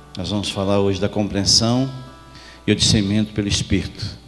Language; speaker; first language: Portuguese; native; Portuguese